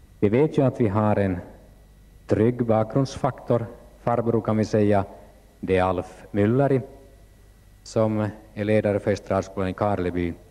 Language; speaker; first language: Swedish; native; Swedish